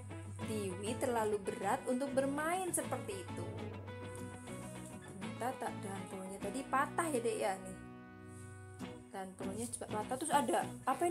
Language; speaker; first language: Indonesian; native; Indonesian